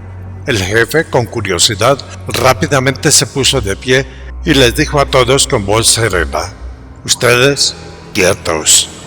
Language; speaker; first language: Spanish; native; Spanish